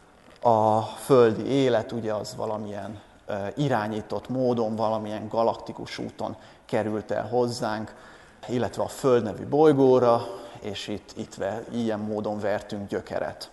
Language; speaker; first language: Hungarian; native; Hungarian